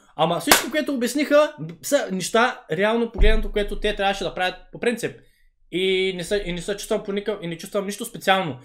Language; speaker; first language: Bulgarian; early bilingual, other home language; Vietnamese